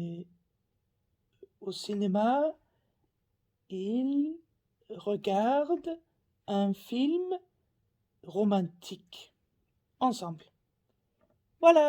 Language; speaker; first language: French; non-native, learner; Faroese